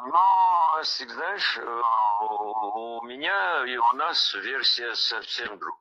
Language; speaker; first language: Russian; non-native, local second language; Abkhazian